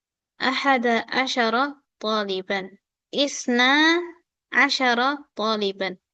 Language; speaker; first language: Arabic; non-native, fluent; Indonesian